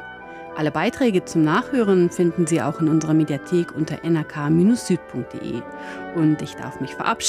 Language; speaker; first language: German; native; German